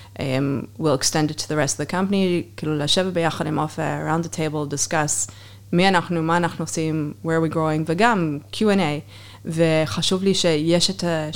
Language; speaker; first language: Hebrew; non-native, fluent; English